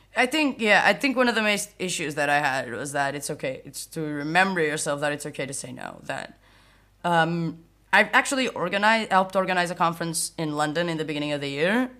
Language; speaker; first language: English; non-native, fluent; Portuguese